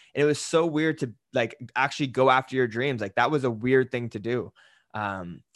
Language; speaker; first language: English; native; English